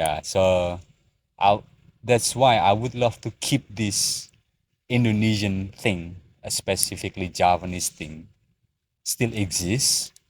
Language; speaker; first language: English; non-native, learner; Indonesian